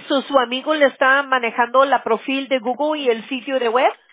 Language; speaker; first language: Spanish; early bilingual, other home language; English